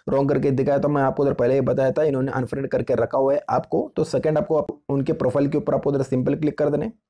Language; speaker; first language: Hindi; non-native, local second language; Marathi